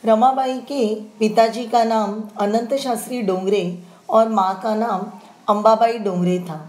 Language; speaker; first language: Hindi; non-native, local second language; Marathi